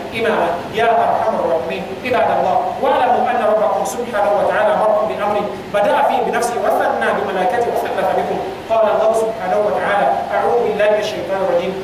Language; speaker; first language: Arabic; non-native, fluent; Yoruba